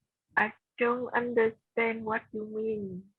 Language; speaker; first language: English; non-native, learner; Vietnamese